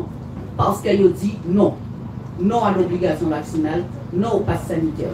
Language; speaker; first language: French; native; French